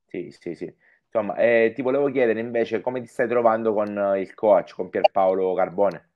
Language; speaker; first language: Italian; native; Italian